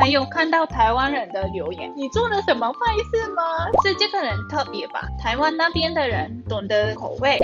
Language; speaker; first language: Chinese; non-native, fluent; Japanese